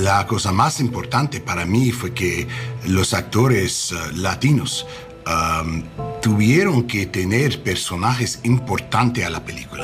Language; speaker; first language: Spanish; non-native, learner; English